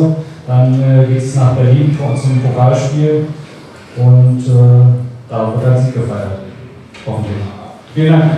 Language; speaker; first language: German; native; German